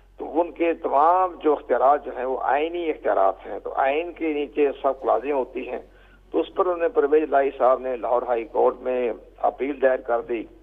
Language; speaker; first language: Urdu; native; Urdu